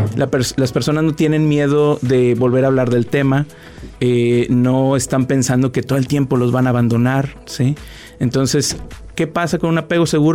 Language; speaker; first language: Spanish; native; Spanish